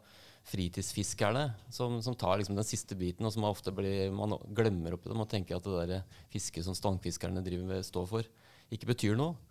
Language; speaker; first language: Norwegian; native; Norwegian